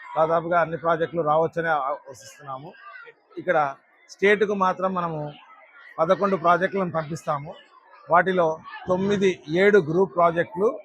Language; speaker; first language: Telugu; native; Telugu